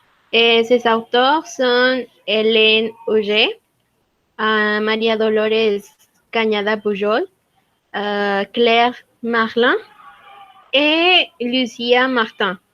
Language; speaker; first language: French; non-native, learner; Spanish